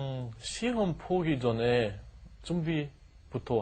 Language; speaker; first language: Korean; non-native, learner; German